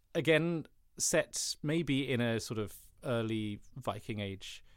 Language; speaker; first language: English; native; English